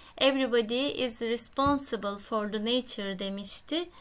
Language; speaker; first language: English; non-native, fluent; Turkish